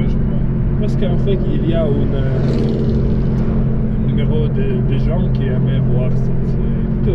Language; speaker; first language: French; non-native, learner; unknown